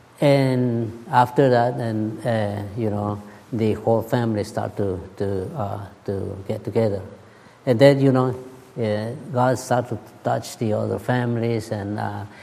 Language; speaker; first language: English; non-native, learner; Spanish